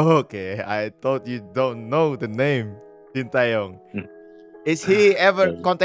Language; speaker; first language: English; non-native, fluent; Indonesian